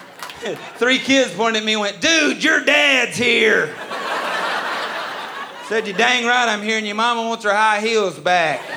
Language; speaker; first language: English; native; English